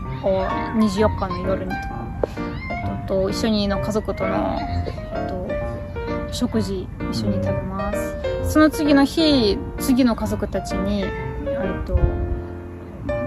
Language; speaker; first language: Japanese; non-native, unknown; Russian